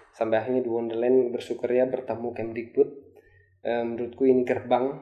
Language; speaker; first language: Indonesian; native; Indonesian